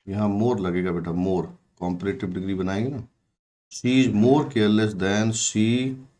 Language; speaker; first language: Hindi; native; Hindi